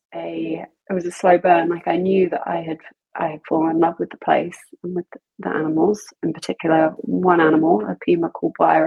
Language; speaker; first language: English; native; English